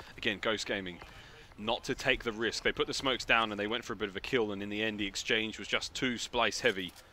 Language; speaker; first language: English; native; English